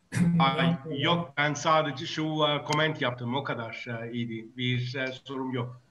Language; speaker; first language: Turkish; non-native, fluent; Greek